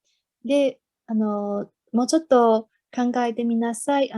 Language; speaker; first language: Japanese; non-native, learner; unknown